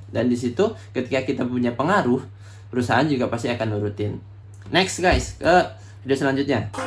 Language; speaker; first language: Indonesian; native; Indonesian